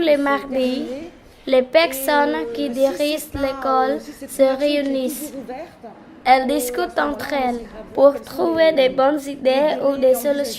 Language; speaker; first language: French; non-native, learner; Khmer